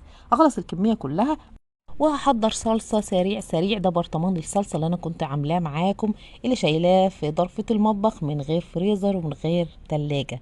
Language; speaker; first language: Arabic; native; Arabic